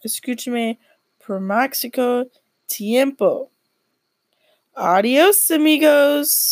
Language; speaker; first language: Spanish; non-native, learner; English